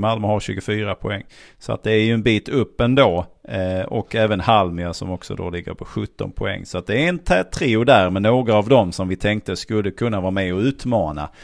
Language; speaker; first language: Swedish; native; Swedish